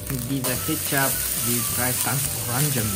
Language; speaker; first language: German; non-native, learner; Japanese